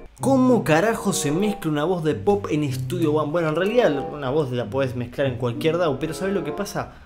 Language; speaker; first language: Spanish; native; Spanish